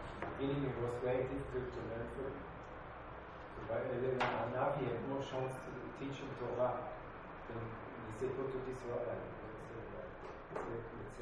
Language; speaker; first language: English; non-native, learner; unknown